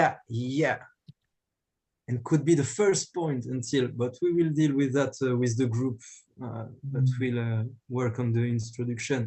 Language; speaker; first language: English; non-native, learner; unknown